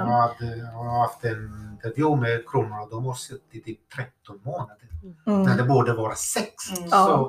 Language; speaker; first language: Swedish; non-native, fluent; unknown